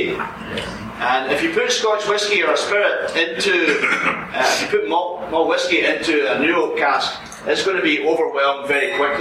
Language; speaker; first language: English; native; English